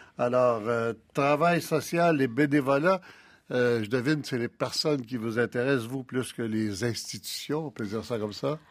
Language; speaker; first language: French; native; French